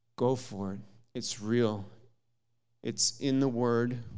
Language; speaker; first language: English; native; English